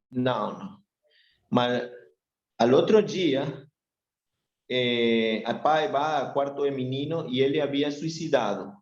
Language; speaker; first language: Portuguese; non-native, learner; Spanish